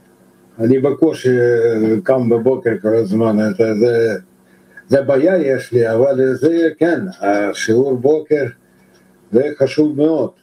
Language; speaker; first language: Hebrew; non-native, fluent; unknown